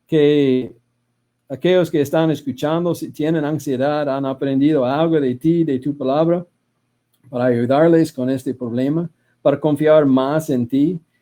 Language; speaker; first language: Spanish; non-native, fluent; English